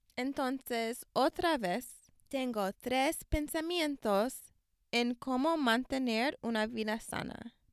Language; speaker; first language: Spanish; non-native, learner; English